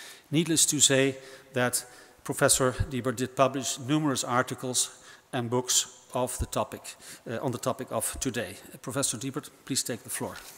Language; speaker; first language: English; non-native, fluent; Dutch